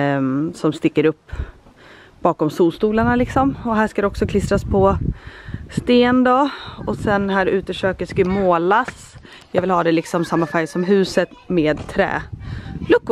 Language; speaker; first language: Swedish; native; Swedish